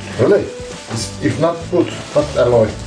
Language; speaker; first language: English; non-native, learner; Turkish